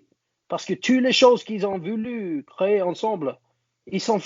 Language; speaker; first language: French; non-native, learner; English